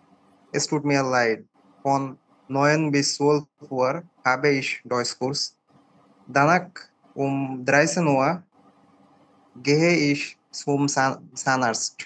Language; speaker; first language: German; non-native, learner; Bangla